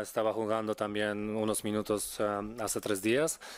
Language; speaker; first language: Spanish; non-native, fluent; Polish